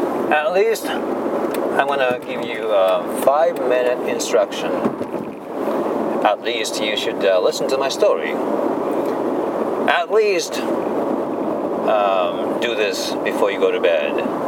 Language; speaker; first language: English; non-native, fluent; Japanese